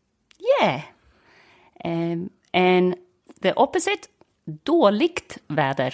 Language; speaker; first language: Swedish; native; Swedish